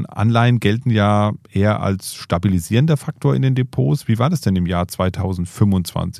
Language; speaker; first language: German; native; German